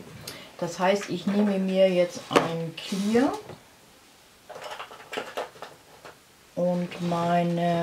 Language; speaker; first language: German; native; German